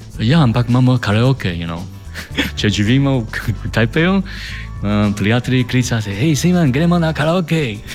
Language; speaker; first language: Slovenian; non-native, learner; Chinese